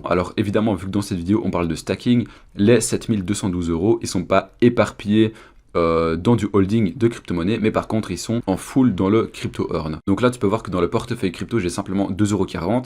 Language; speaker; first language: French; native; French